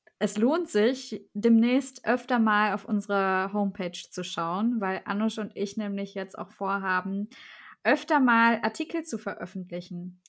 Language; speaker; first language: German; native; German